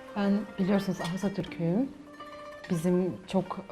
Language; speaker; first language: Turkish; early bilingual, heritage; Uzbek